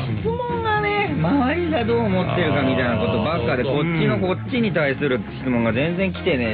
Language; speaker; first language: Japanese; native; Japanese